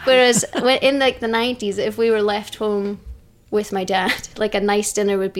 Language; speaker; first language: English; native; English